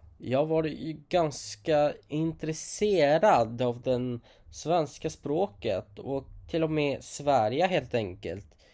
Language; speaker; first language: Swedish; non-native, fluent; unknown